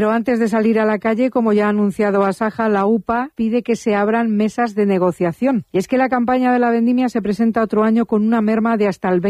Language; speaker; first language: Spanish; native; Spanish